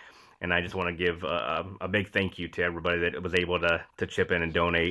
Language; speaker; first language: English; native; English